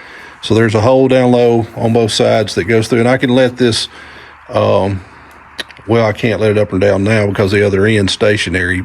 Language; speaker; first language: English; native; English